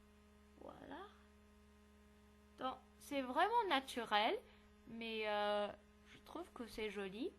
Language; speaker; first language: French; non-native, learner; English